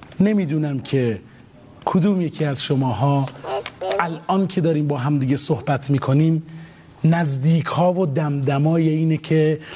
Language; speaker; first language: Persian; native; Persian